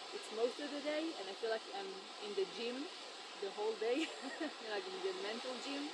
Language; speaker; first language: English; non-native, fluent; Hebrew